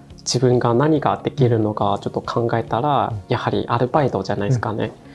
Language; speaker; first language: Japanese; non-native, fluent; Chinese